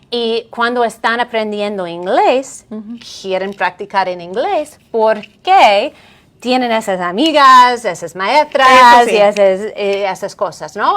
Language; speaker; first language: Spanish; non-native, fluent; English